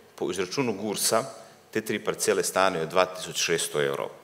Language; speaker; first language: Slovenian; early bilingual, other home language; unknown